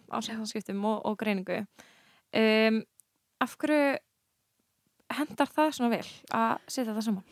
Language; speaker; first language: Icelandic; native; Icelandic